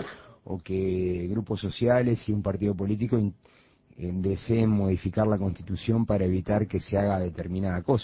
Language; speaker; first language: Spanish; native; Spanish